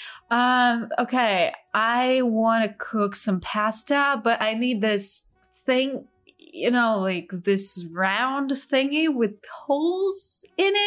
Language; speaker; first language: English; non-native, fluent; Russian